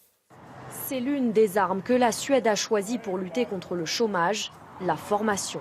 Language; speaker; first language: French; native; French